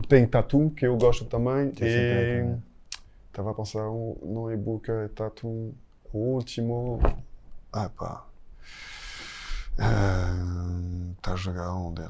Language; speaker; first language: Portuguese; non-native, fluent; French